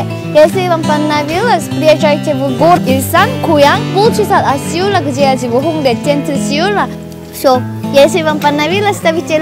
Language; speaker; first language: Russian; non-native, learner; Korean